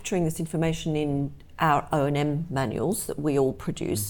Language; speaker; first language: English; native; English